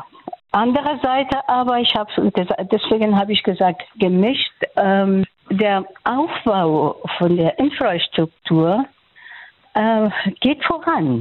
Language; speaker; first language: German; non-native, fluent; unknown